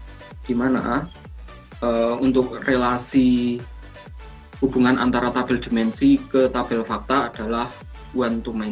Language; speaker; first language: Indonesian; native; Indonesian